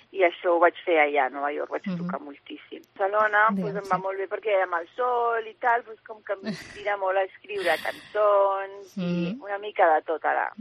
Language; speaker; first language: Catalan; early bilingual, heritage; English